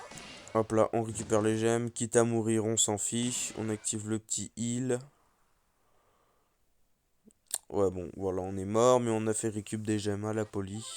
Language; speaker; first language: French; native; French